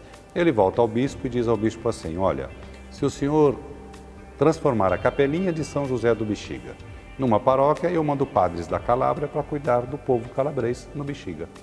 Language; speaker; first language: Portuguese; native; Portuguese